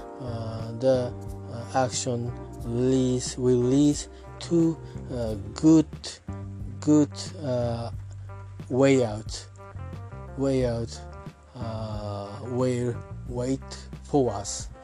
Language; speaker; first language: English; non-native, learner; Japanese